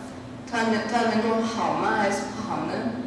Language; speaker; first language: Chinese; early bilingual, heritage; Chinese